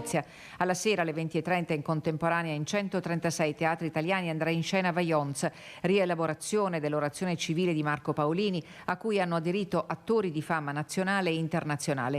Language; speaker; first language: Italian; native; Italian